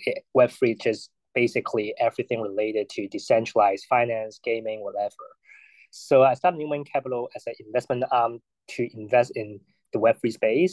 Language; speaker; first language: English; non-native, local second language; Cantonese